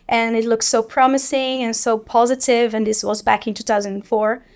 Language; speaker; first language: English; non-native, fluent; Portuguese